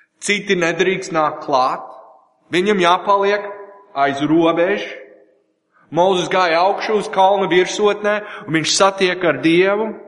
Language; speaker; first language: Latvian; non-native, learner; English